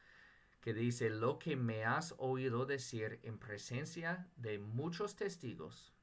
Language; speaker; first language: Spanish; non-native, fluent; English